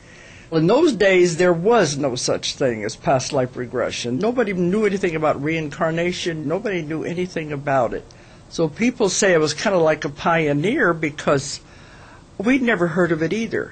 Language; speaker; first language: English; native; English